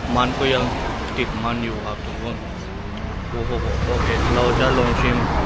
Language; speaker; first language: Thai; non-native, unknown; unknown